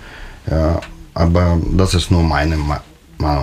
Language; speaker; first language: German; non-native, learner; Russian